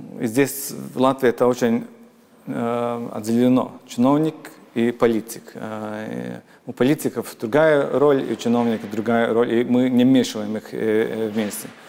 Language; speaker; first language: Russian; non-native, local second language; Latvian